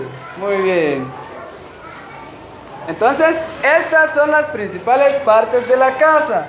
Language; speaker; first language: Spanish; non-native, local second language; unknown